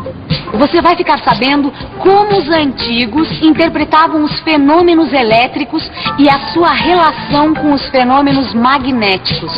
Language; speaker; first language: Portuguese; native; Portuguese